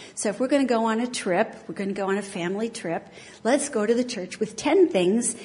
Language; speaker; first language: English; native; English